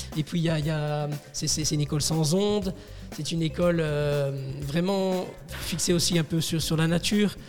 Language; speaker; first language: French; native; French